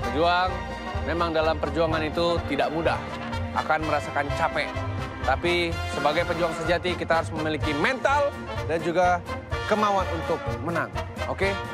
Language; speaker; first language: Indonesian; native; Indonesian